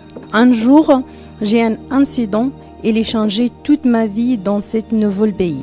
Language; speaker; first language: French; non-native, learner; Arabic